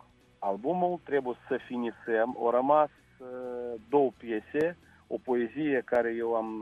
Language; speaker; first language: Romanian; non-native, local second language; Russian